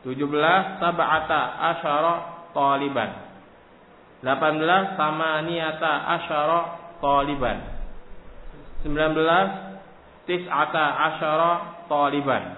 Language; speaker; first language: Arabic; non-native, fluent; Indonesian